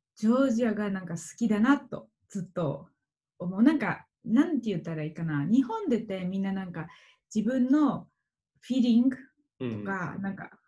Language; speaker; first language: Japanese; non-native, fluent; Georgian